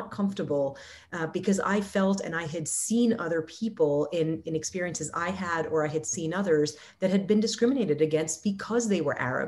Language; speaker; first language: English; non-native, fluent; Arabic